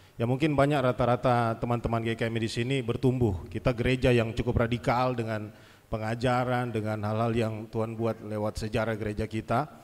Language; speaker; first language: Indonesian; native; Indonesian